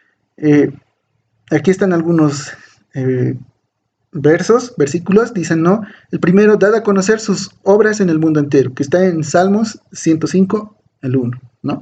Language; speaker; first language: Spanish; native; Spanish